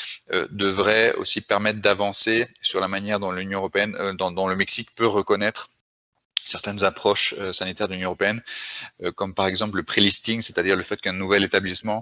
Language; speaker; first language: French; native; French